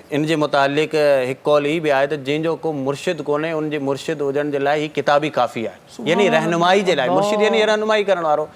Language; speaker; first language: Sindhi; non-native, local second language; Marwari